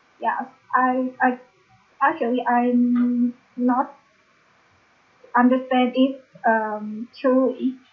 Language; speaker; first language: English; non-native, learner; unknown